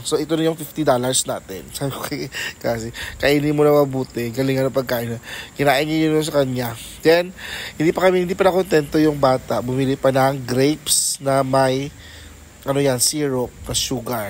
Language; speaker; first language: Filipino; non-native, local second language; Hiligaynon